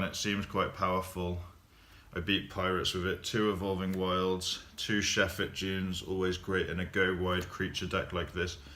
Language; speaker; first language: English; native; English